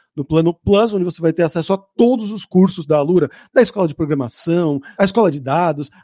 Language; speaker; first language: Portuguese; native; Portuguese